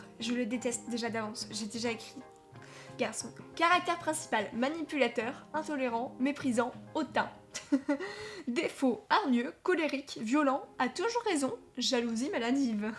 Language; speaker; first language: French; native; French